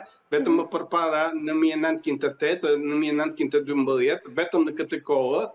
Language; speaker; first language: Albanian; early bilingual, heritage; Albanian